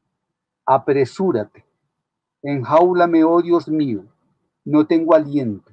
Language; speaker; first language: Spanish; native; Spanish